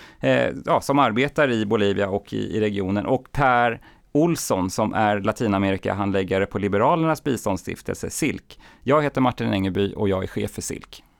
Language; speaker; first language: Swedish; native; Swedish